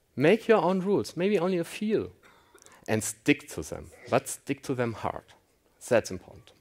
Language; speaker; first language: English; non-native, fluent; German